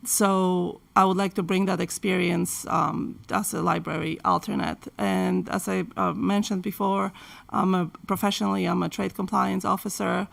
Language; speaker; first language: English; non-native, fluent; Polish